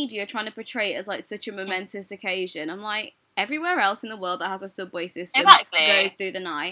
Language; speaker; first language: English; native; English